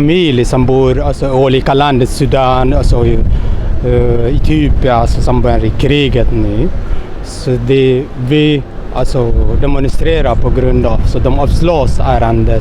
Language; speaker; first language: Swedish; non-native, fluent; Tigrinya